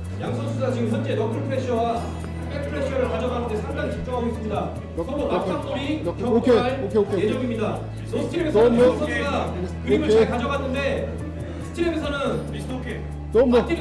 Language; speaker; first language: Korean; native; Korean